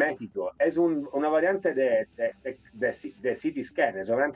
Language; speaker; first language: Spanish; non-native, fluent; Italian